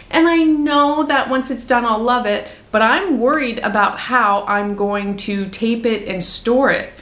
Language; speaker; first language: English; native; English